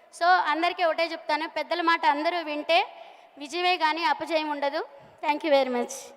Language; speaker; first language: Telugu; native; Telugu